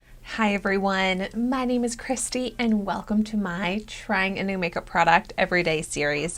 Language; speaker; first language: English; native; English